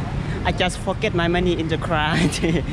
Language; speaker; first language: English; non-native, learner; Lao